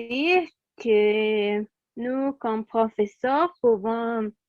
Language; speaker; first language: French; non-native, learner; Spanish